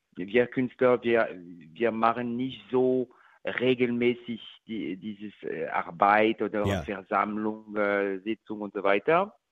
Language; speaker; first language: German; non-native, learner; French